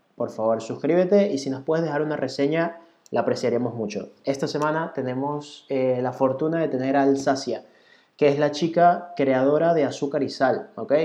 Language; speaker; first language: Spanish; native; Spanish